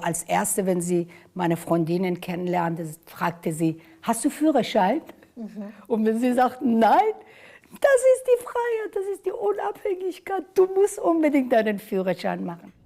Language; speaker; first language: German; non-native, fluent; Persian